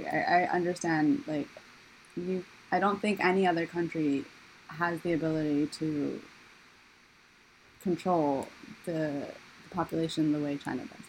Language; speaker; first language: English; native; English